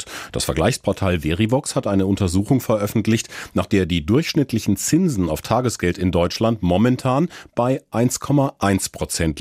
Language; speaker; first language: German; native; German